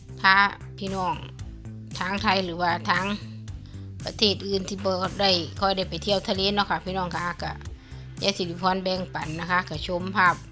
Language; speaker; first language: Thai; non-native, local second language; Lao